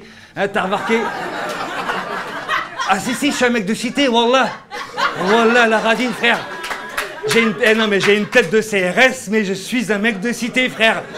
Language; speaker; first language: French; native; French